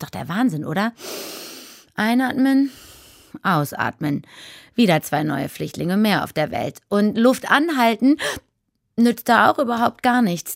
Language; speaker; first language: German; native; German